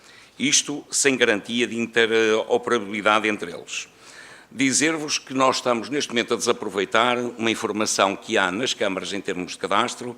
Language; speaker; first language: Portuguese; native; Portuguese